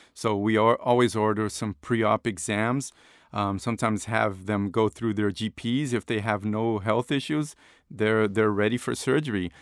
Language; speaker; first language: English; non-native, fluent; Portuguese